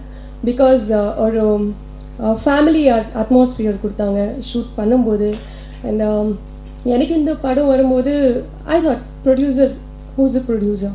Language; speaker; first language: Tamil; non-native, local second language; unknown